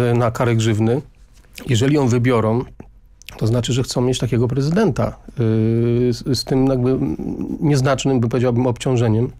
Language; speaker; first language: Polish; native; Polish